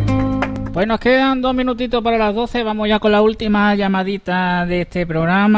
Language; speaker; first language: Spanish; native; Spanish